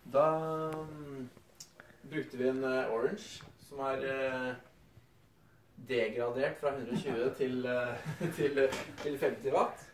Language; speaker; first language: Norwegian; native; Norwegian